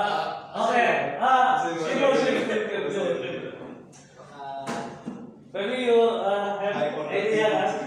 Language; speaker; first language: English; non-native, learner; Indonesian